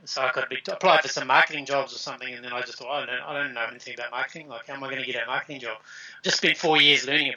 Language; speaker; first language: English; native; English